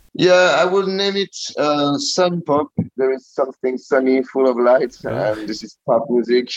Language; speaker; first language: English; non-native, learner; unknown